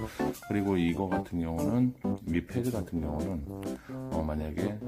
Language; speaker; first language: Korean; native; Korean